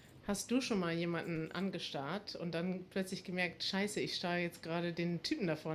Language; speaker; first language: German; native; German